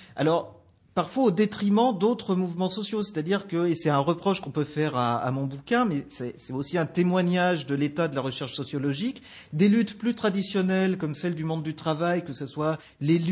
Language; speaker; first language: French; native; French